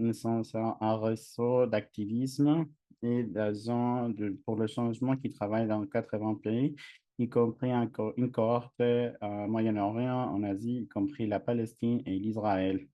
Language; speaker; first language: French; non-native, fluent; English